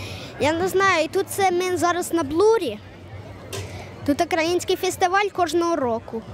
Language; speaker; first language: Ukrainian; early bilingual, heritage; Ukrainian